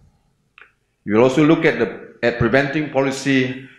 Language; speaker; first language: English; non-native, local second language; Malay